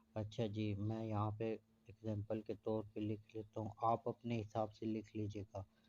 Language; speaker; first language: Urdu; non-native, local second language; Punjabi